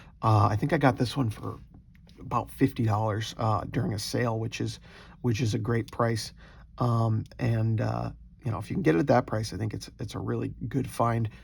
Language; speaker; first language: English; native; English